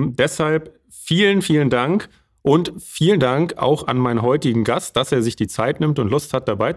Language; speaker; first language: German; native; German